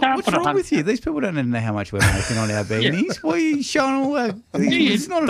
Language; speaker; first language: English; native; English